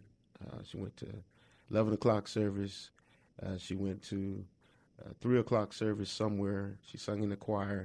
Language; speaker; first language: English; native; English